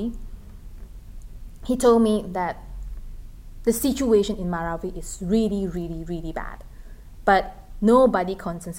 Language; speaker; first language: English; non-native, local second language; Chinese